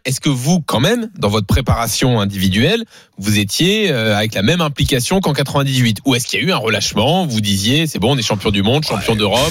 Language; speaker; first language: French; native; French